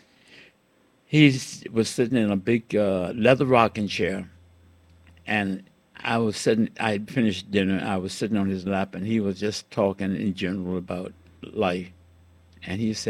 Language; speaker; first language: English; native; English